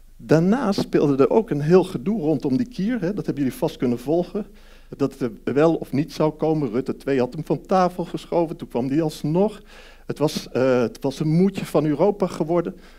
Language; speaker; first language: Dutch; early bilingual, heritage; Dutch